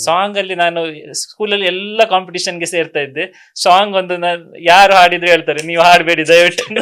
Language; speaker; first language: Kannada; non-native, local second language; Tulu